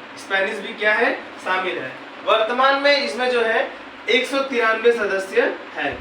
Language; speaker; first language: Hindi; native; Hindi